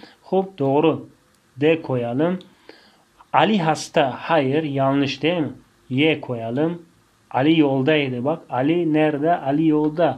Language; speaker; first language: Turkish; non-native, fluent; Tajik